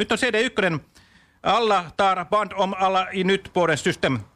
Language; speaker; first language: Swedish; non-native, learner; Finnish